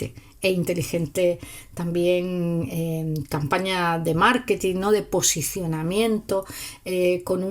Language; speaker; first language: Spanish; native; Spanish